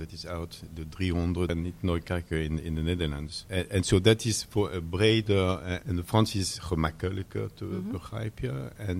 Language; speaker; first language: Dutch; non-native, learner; French